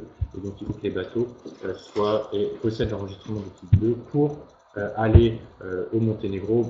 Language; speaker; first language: French; native; French